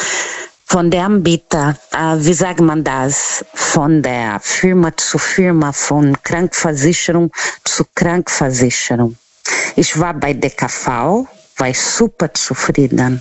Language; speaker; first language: German; non-native, learner; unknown